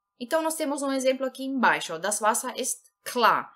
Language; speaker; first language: Portuguese; native; Portuguese